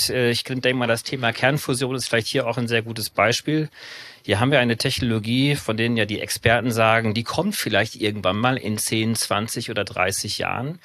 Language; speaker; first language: German; native; German